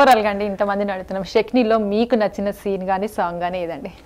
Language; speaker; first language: Telugu; native; Telugu